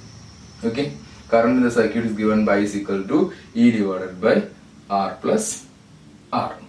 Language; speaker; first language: English; non-native, local second language; Malayalam